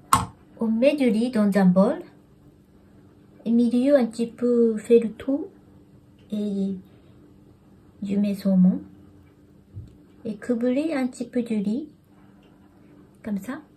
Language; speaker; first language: French; non-native, learner; Japanese